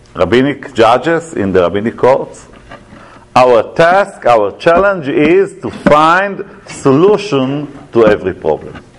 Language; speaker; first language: English; non-native, fluent; Hebrew